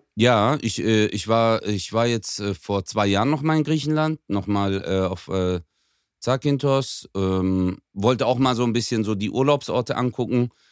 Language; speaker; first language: German; early bilingual, other home language; Turkish